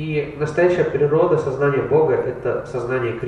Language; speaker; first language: Russian; native; Russian